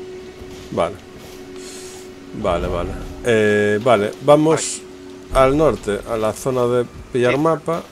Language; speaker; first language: Spanish; native; Spanish